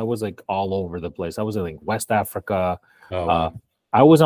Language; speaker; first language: English; native; English